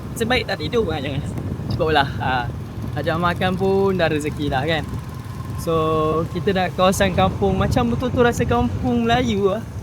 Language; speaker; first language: Malay; native; Malay